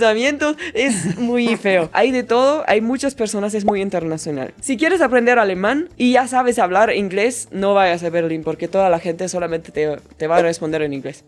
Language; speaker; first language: Spanish; non-native, fluent; German